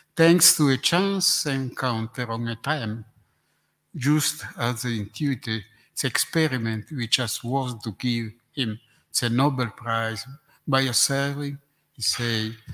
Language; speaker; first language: English; non-native, learner; Italian